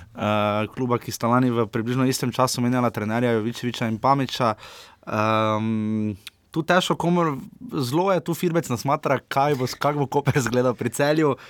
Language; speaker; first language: Slovenian; native; Slovenian